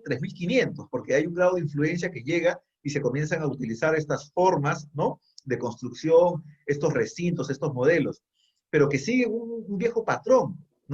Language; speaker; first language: Spanish; native; Spanish